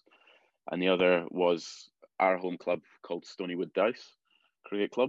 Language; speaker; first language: English; native; English